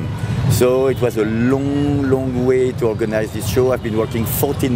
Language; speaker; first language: English; non-native, fluent; French